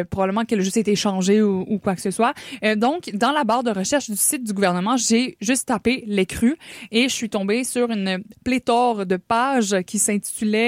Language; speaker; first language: French; native; French